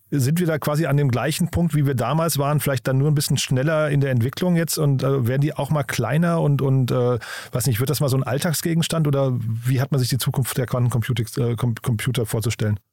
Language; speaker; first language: German; native; German